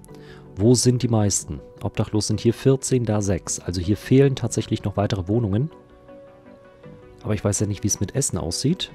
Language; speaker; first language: German; native; German